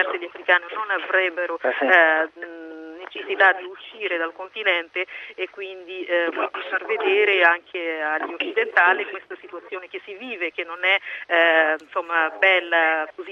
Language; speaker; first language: Italian; non-native, fluent; Portuguese